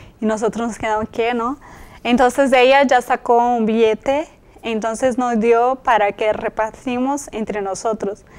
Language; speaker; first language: Spanish; non-native, fluent; Portuguese